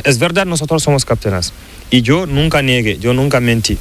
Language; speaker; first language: Spanish; non-native, learner; Fula